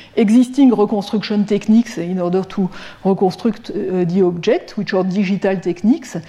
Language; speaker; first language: English; non-native, fluent; French